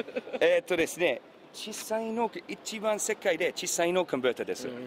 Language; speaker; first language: Japanese; non-native, learner; English